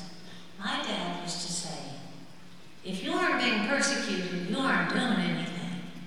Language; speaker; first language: English; native; English